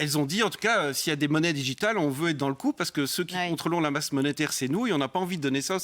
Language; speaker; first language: French; native; French